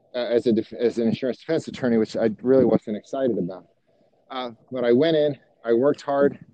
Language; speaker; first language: English; native; English